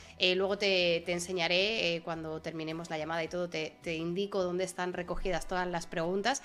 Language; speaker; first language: Spanish; native; Spanish